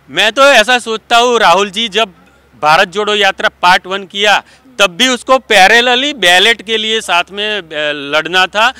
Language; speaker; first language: Hindi; non-native, local second language; Gujarati